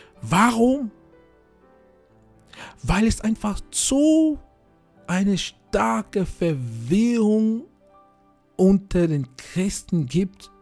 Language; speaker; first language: German; non-native, fluent; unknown